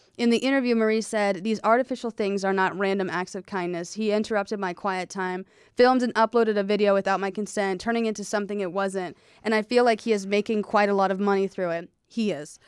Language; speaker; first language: English; native; English